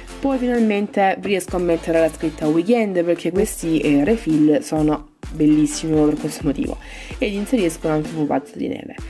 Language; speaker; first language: Italian; native; Italian